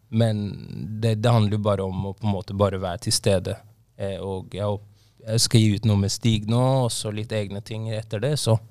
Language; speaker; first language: Norwegian; native; Norwegian